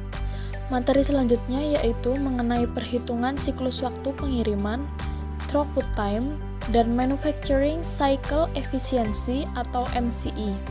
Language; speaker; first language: Indonesian; native; Indonesian